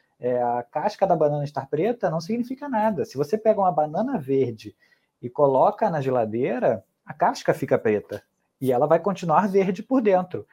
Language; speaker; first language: Portuguese; early bilingual, other home language; Spanish